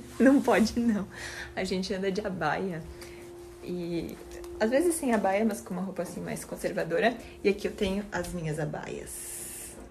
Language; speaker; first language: Portuguese; native; Portuguese